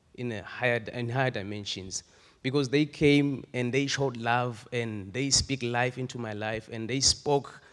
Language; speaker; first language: English; non-native, local second language; Swati